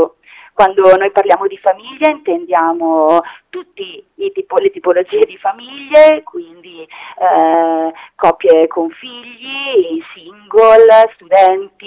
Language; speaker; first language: Italian; native; Italian